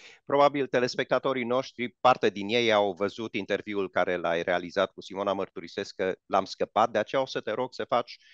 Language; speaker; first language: Romanian; native; Romanian